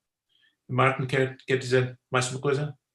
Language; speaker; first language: Portuguese; non-native, fluent; English